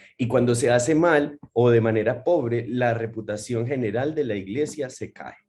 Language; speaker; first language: Spanish; native; Spanish